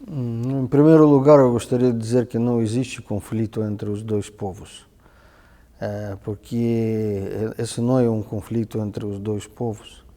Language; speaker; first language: Portuguese; non-native, fluent; Russian